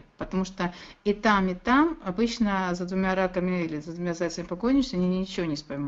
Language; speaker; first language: Russian; native; Russian